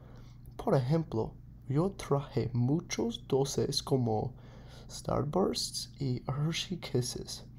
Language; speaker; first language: Spanish; non-native, learner; English